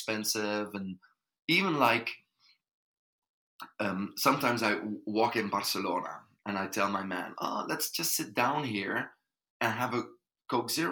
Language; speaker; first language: English; non-native, fluent; Dutch